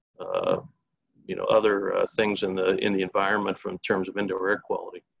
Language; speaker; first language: English; native; English